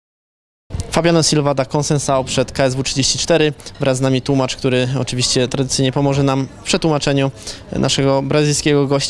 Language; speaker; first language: Polish; native; Polish